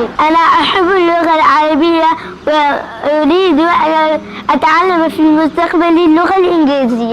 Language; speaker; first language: Arabic; non-native, local second language; Central Kurdish